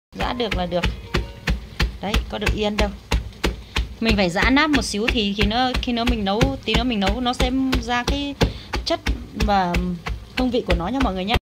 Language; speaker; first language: Vietnamese; non-native, local second language; Iu Mien